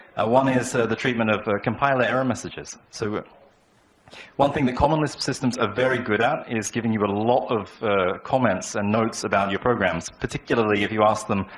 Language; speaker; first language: English; native; English